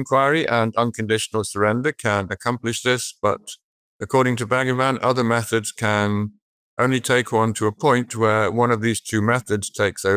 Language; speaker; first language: English; native; English